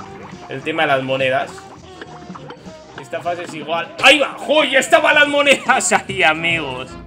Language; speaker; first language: Spanish; native; Spanish